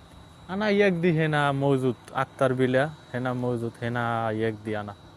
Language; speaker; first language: Arabic; non-native, learner; Bangla